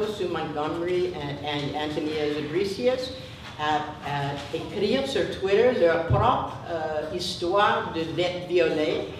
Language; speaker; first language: French; non-native, learner; English